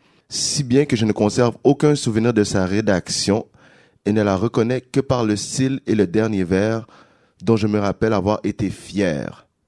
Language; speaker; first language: French; native; French